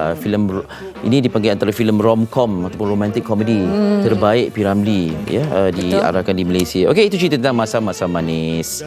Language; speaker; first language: Malay; native; Malay